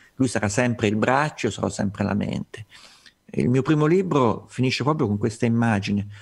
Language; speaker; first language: Italian; native; Italian